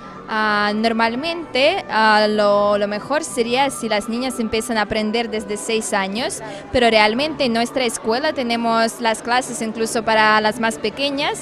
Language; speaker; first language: Spanish; non-native, fluent; Russian